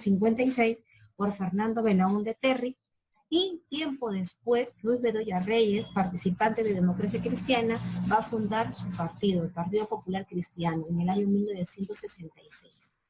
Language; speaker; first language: Spanish; native; Spanish